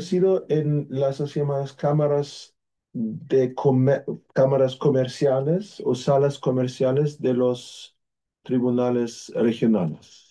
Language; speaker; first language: Spanish; non-native, fluent; German